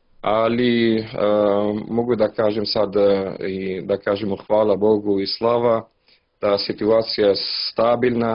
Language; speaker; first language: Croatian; non-native, learner; Arabic